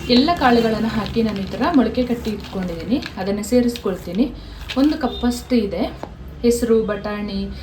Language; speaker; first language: Kannada; non-native, local second language; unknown